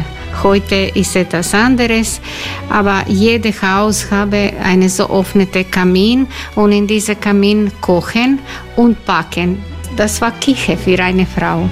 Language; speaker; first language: German; non-native, learner; Croatian